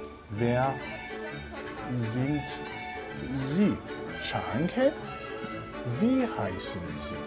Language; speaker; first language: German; non-native, fluent; Rundi